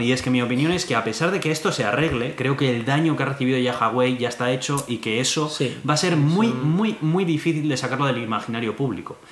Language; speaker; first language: Spanish; native; Spanish